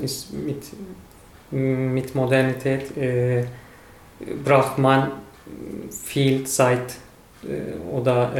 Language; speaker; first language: German; non-native, learner; Turkish